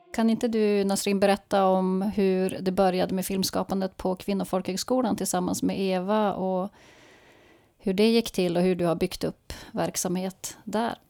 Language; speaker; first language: Swedish; native; Swedish